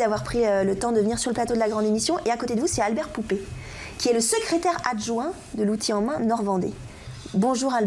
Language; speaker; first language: French; native; French